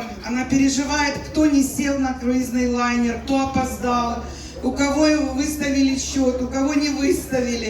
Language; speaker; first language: Russian; native; Russian